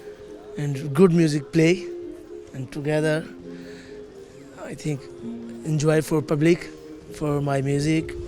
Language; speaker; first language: English; non-native, learner; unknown